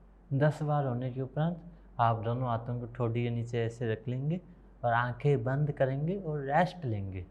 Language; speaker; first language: Hindi; native; Hindi